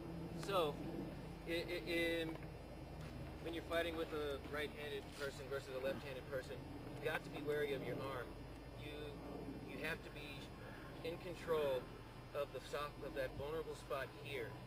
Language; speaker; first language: English; native; English